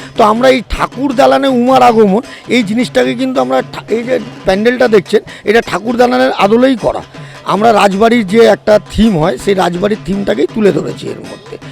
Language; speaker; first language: Bangla; native; Bangla